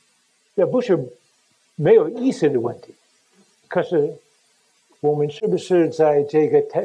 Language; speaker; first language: Chinese; non-native, fluent; English